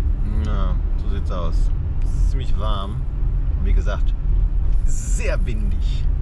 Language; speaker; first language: German; native; German